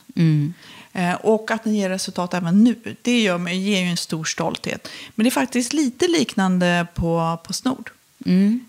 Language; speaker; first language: Swedish; native; Swedish